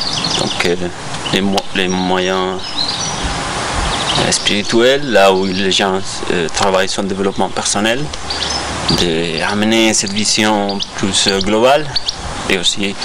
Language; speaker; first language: French; non-native, fluent; Spanish